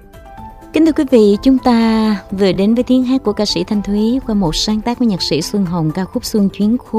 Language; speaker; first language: Vietnamese; native; Vietnamese